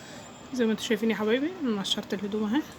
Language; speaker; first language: Arabic; native; Arabic